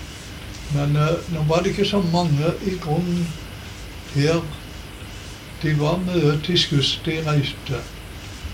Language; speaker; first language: Norwegian; native; Norwegian